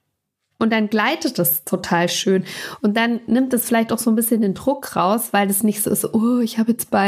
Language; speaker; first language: German; native; German